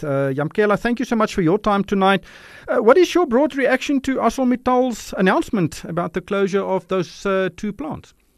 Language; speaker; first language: English; non-native, local second language; Afrikaans